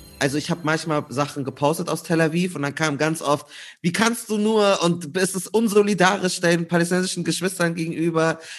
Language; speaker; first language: German; native; German